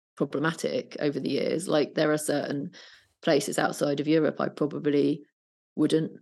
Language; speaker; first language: English; native; English